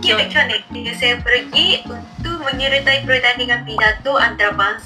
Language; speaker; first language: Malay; non-native, fluent; Japanese